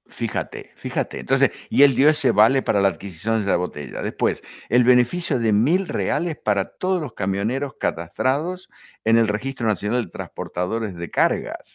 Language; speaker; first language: Spanish; native; Spanish